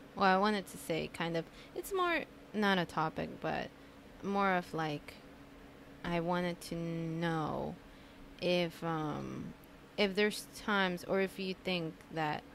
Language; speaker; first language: English; non-native, fluent; Spanish